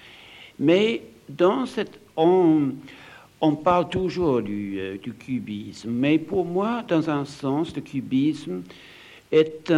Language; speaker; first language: French; non-native, fluent; English